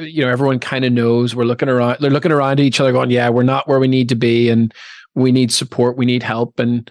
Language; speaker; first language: English; native; English